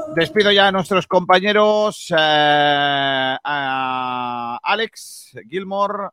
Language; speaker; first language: Spanish; native; Spanish